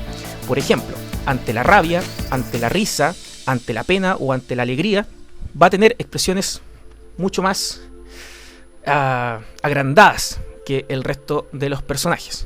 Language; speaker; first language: Spanish; native; Spanish